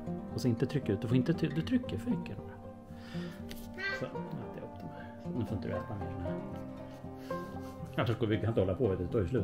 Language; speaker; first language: Swedish; native; Swedish